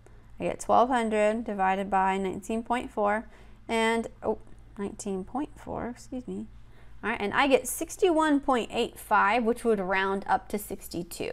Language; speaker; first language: English; native; English